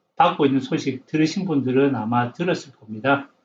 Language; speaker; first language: Korean; native; Korean